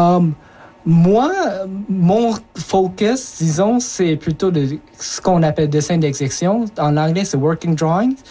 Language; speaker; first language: French; early bilingual, other home language; Japanese